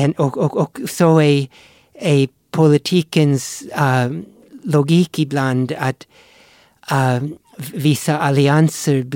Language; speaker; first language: Swedish; non-native, fluent; English